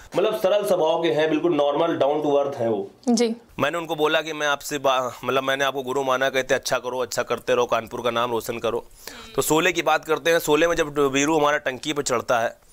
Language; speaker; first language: Hindi; native; Hindi